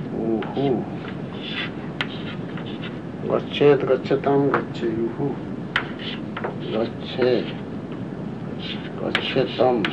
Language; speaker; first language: Russian; non-native, learner; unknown